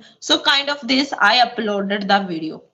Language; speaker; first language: English; non-native, local second language; Hindi